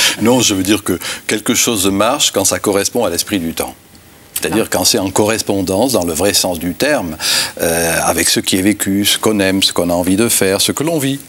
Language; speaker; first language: French; native; French